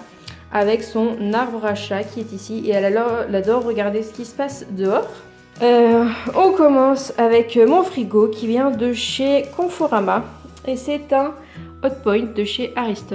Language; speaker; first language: French; native; French